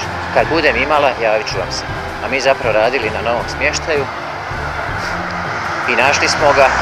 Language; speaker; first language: Croatian; native; Croatian